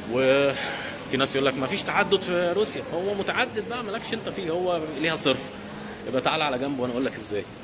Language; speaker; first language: Arabic; native; Arabic